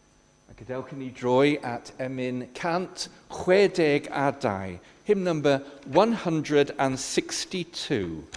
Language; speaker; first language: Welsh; non-native, fluent; English